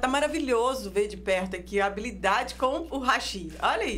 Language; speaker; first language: Portuguese; native; Portuguese